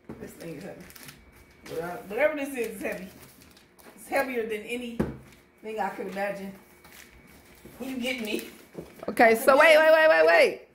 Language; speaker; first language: English; native; English